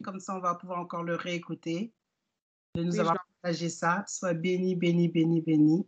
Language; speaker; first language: French; native; French